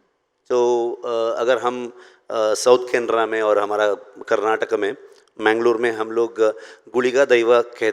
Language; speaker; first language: Hindi; non-native, local second language; Kannada